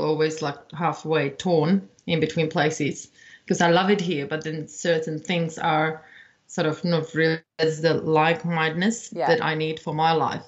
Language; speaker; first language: English; non-native, fluent; Czech